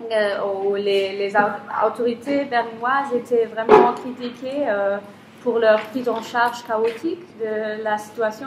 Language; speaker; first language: French; non-native, fluent; German